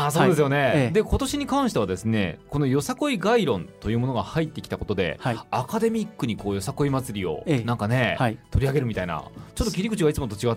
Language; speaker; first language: Japanese; native; Japanese